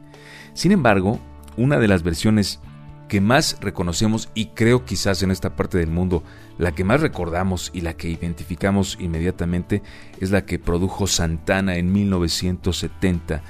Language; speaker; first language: Spanish; native; Spanish